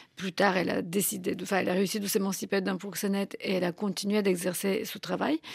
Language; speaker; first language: French; non-native, fluent; Bulgarian